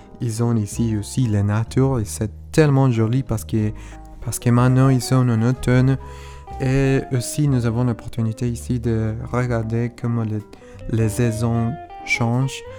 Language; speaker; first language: French; non-native, learner; Spanish